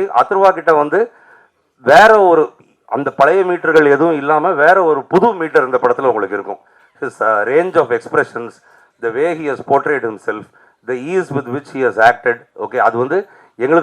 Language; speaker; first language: Tamil; native; Tamil